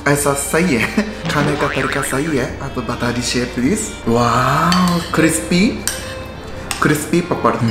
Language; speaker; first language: Hindi; non-native, fluent; Japanese